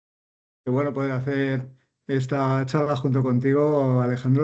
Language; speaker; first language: Spanish; native; Spanish